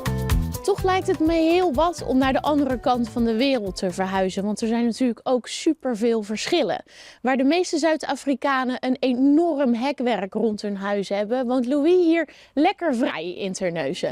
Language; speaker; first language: Dutch; native; Dutch